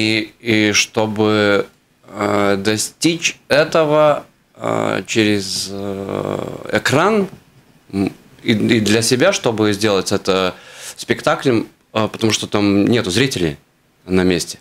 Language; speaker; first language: Russian; non-native, fluent; Latvian